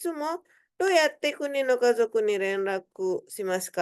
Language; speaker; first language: Japanese; non-native, fluent; Indonesian